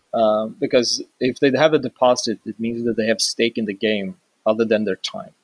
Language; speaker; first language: English; non-native, fluent; Swedish